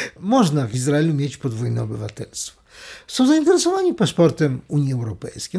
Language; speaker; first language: Polish; native; Polish